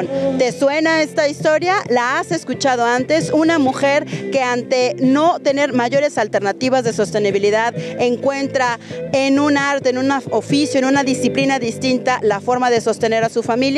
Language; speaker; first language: Spanish; native; Spanish